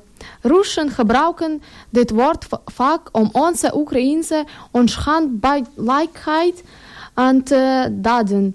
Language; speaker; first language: Dutch; non-native, learner; Ukrainian